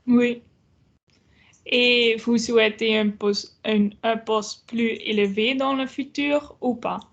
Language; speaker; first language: French; non-native, local second language; Dutch